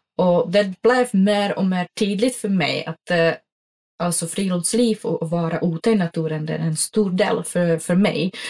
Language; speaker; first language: Swedish; non-native, fluent; Czech